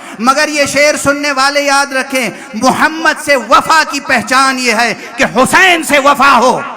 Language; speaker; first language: Urdu; native; Urdu